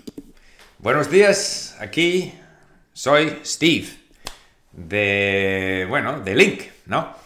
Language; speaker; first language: Spanish; non-native, fluent; English